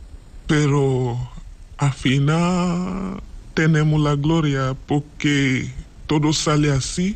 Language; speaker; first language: Spanish; non-native, learner; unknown